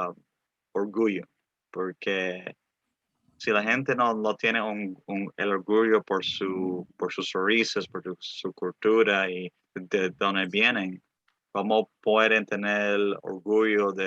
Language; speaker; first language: Spanish; early bilingual, other home language; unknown